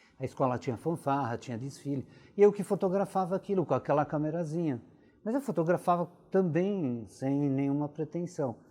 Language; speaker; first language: Portuguese; early bilingual, other home language; Italian